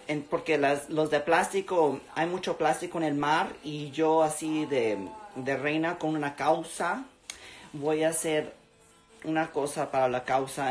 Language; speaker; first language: Spanish; early bilingual, other home language; English